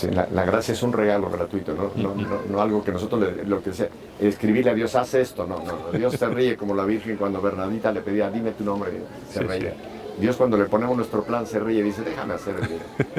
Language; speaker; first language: Spanish; native; Spanish